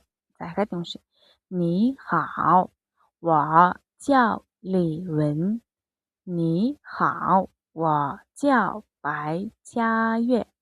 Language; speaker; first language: Chinese; non-native, fluent; Mongolian